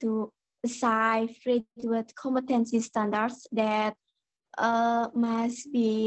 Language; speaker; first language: English; non-native, learner; Indonesian